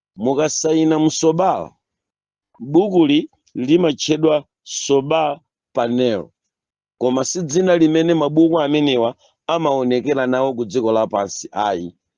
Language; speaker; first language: Nyanja; native; Nyanja